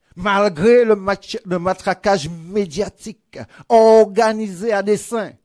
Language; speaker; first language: French; native; French